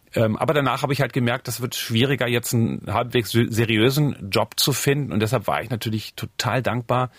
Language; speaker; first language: German; native; German